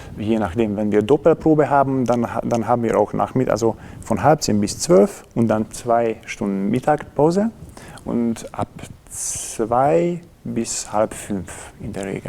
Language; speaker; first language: German; non-native, fluent; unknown